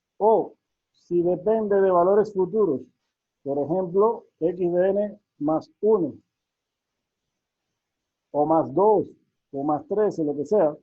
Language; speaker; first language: Spanish; native; Spanish